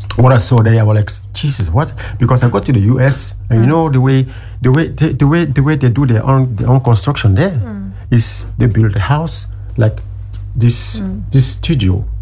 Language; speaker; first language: English; non-native, local second language; French